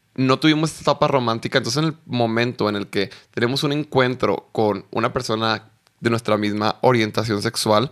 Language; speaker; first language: Spanish; native; Spanish